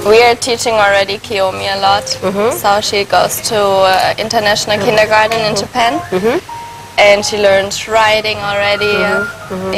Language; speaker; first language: English; non-native, learner; German